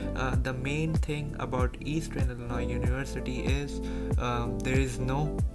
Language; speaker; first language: English; non-native, local second language; Urdu